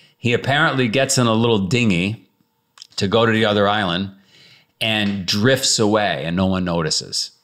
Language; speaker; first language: English; native; English